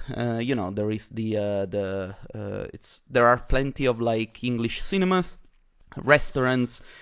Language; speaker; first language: English; non-native, fluent; Italian